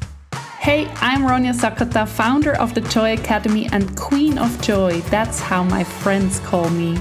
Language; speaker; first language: English; non-native, fluent; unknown